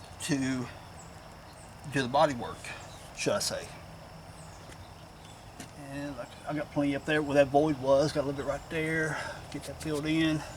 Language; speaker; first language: English; native; English